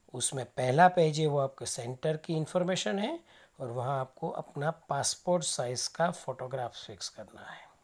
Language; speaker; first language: Hindi; non-native, local second language; Gujarati